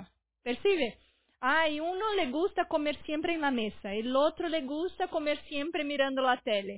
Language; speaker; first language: Spanish; non-native, fluent; Portuguese